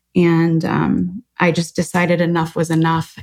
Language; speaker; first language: English; native; English